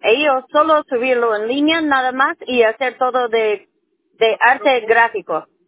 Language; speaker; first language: Spanish; non-native, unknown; English